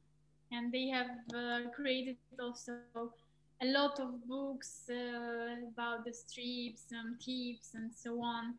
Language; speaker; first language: English; non-native, learner; Polish